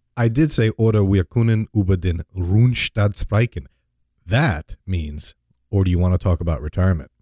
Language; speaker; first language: English; native; English